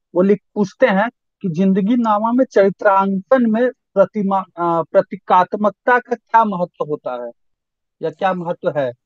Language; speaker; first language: Hindi; native; Hindi